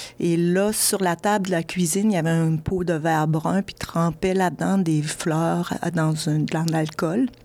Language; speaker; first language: French; native; French